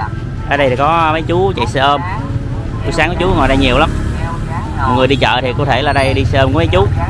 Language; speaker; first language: Vietnamese; native; Vietnamese